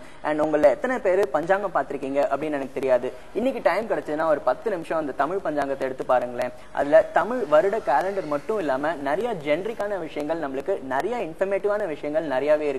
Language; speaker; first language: Tamil; native; Tamil